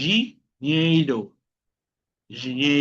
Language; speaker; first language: Portuguese; non-native, fluent; Spanish